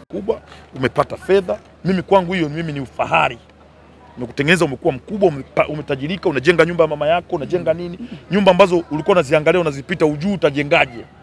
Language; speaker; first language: Swahili; native; Swahili